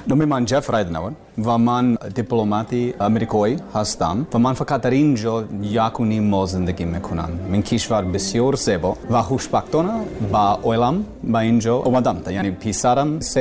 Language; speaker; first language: Persian; non-native, learner; English